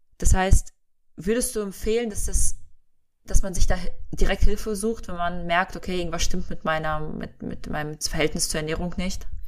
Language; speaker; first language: German; early bilingual, other home language; Russian